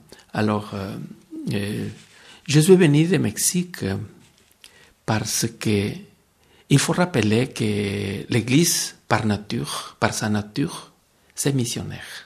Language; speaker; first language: French; non-native, fluent; Spanish